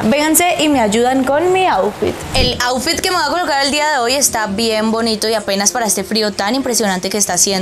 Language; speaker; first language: Spanish; native; Spanish